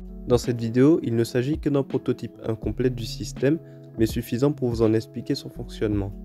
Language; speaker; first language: French; native; French